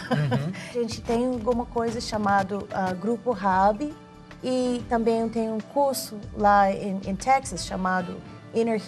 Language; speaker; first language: Portuguese; non-native, fluent; English